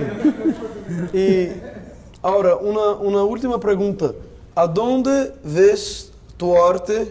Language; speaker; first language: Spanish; non-native, fluent; Portuguese